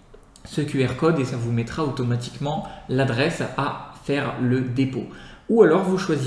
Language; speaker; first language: French; native; French